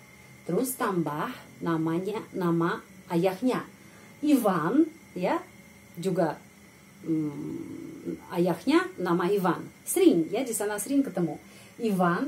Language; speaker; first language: Indonesian; non-native, fluent; Russian